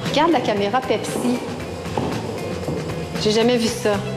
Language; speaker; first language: French; native; French